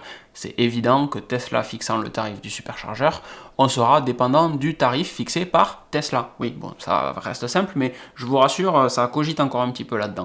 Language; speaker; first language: French; native; French